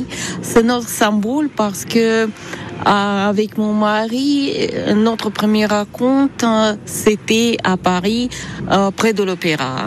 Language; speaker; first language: French; non-native, fluent; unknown